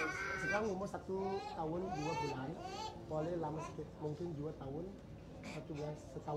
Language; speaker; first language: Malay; non-native, local second language; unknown